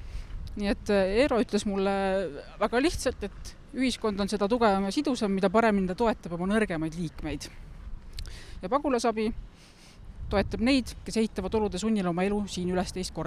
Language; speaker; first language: Estonian; native; Estonian